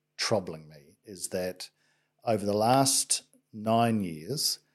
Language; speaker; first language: English; native; English